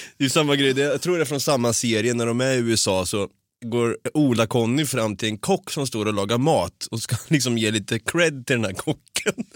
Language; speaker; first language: Swedish; native; Swedish